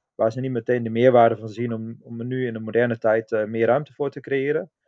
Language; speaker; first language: Dutch; non-native, fluent; German